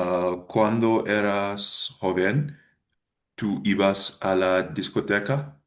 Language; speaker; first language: Spanish; non-native, learner; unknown